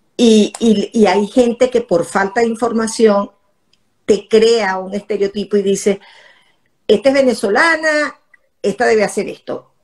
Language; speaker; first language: Spanish; native; Spanish